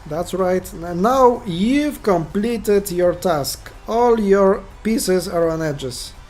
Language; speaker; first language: English; non-native, fluent; Polish